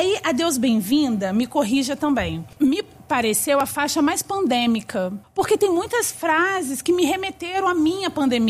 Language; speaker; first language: Portuguese; native; Portuguese